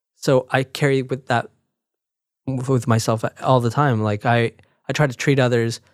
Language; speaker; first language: English; early bilingual, other home language; Spanish